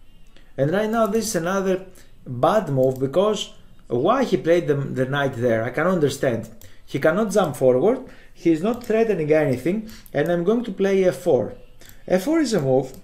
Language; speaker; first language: English; non-native, fluent; Greek